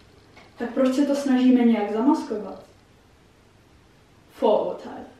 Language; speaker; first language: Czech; early bilingual, heritage; Czech